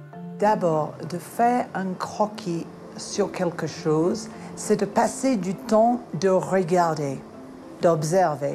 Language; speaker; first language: French; non-native, fluent; English